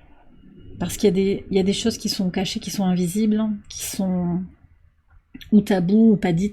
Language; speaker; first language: French; native; French